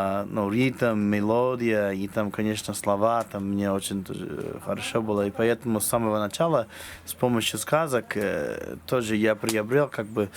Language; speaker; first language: Russian; non-native, fluent; English